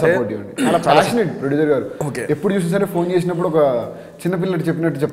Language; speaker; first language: Telugu; native; Telugu